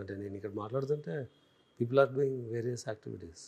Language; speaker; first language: Telugu; native; Telugu